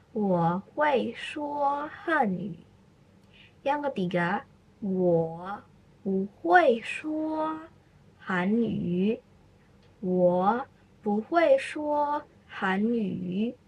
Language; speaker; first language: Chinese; non-native, fluent; Indonesian